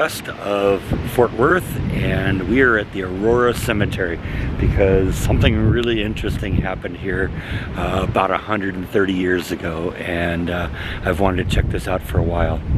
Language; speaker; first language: English; native; English